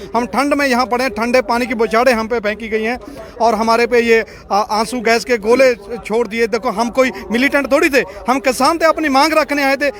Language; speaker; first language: Hindi; native; Hindi